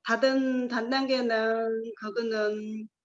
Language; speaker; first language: Korean; non-native, learner; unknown